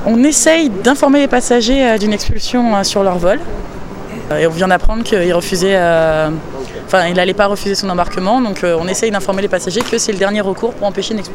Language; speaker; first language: French; native; French